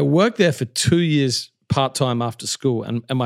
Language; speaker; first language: English; native; English